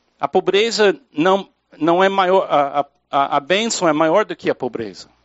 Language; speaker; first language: Portuguese; non-native, fluent; English